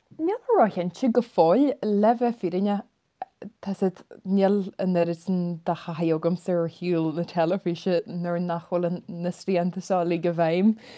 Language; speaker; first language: Irish; native; Irish